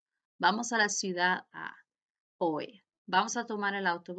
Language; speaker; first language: Spanish; non-native, fluent; English